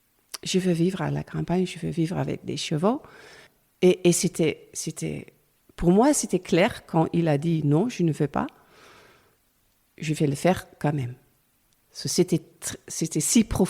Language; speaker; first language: French; non-native, learner; Dutch